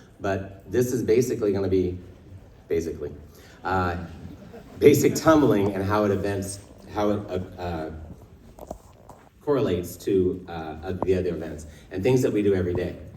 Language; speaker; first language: English; native; English